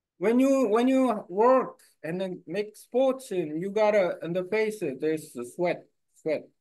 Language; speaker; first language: English; non-native, learner; Korean